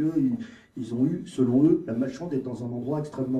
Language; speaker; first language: French; native; French